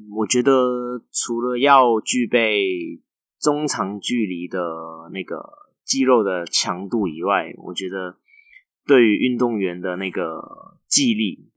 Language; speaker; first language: Chinese; non-native, fluent; Cantonese